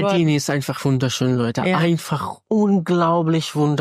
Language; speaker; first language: German; non-native, fluent; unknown